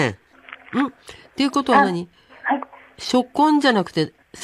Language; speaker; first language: Japanese; native; Japanese